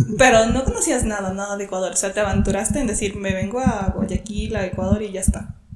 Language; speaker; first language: Spanish; native; Spanish